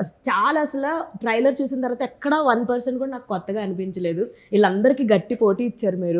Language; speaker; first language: Telugu; native; Telugu